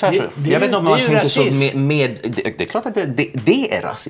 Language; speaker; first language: Swedish; early bilingual, other home language; Persian